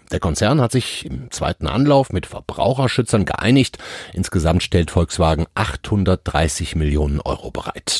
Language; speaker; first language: German; native; German